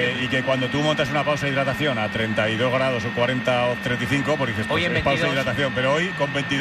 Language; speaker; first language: Spanish; native; Spanish